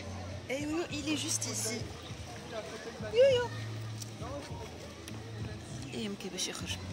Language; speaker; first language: French; non-native, local second language; Arabic